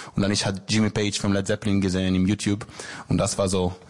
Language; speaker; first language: German; non-native, learner; Hebrew